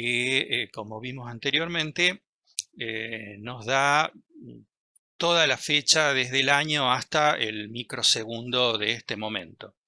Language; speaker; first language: Spanish; native; Spanish